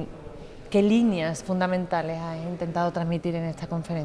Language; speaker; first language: Spanish; native; Spanish